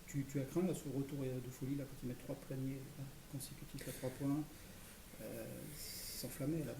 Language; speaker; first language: French; native; French